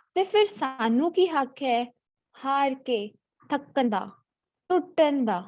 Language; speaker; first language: Hindi; non-native, local second language; Punjabi